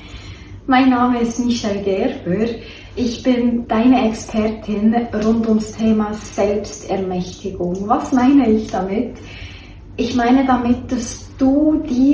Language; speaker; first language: German; native; German